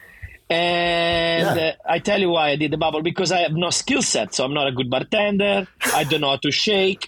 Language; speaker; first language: English; non-native, fluent; Italian